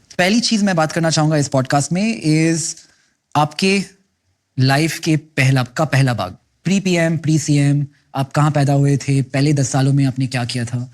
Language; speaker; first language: Hindi; non-native, local second language; Kannada